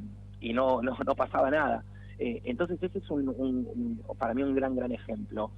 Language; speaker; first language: Spanish; native; Spanish